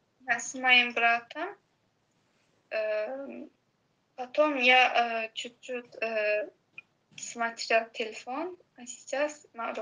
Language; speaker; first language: Russian; non-native, learner; Azerbaijani